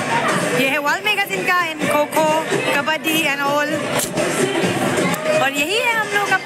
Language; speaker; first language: Hindi; non-native, local second language; Assamese